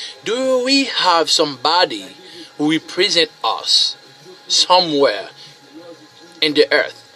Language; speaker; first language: English; non-native, fluent; Haitian Creole